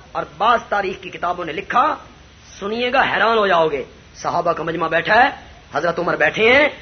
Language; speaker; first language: Urdu; non-native, local second language; Punjabi